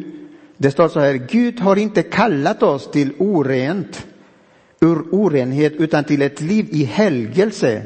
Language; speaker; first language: Swedish; non-native, fluent; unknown